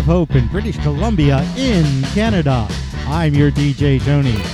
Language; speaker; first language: English; native; English